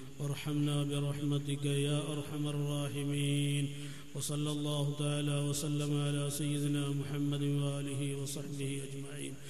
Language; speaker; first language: Arabic; non-native, fluent; Malayalam